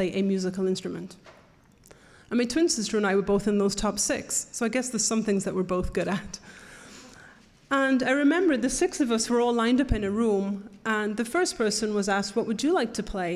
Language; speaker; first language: English; native; English